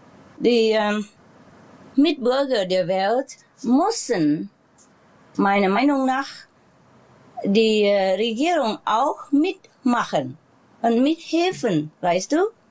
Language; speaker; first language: German; non-native, learner; Vietnamese